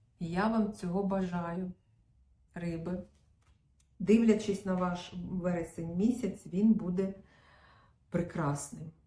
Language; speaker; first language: Ukrainian; non-native, local second language; Russian